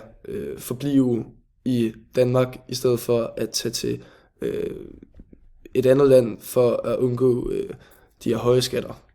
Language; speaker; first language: Danish; native; Danish